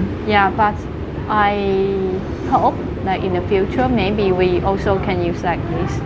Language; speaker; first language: English; non-native, fluent; Chinese